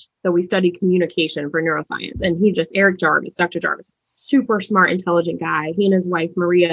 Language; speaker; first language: English; native; English